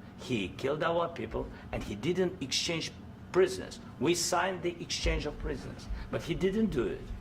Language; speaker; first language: English; non-native, fluent; Russian